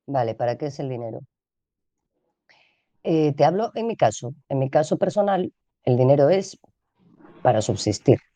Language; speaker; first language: Spanish; native; Spanish